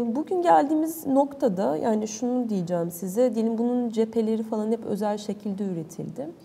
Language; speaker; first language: Turkish; native; Turkish